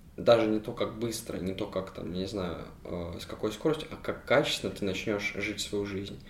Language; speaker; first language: Russian; native; Russian